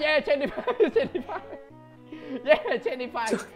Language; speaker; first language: English; non-native, learner; Vietnamese